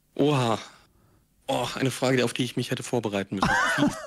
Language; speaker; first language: German; native; German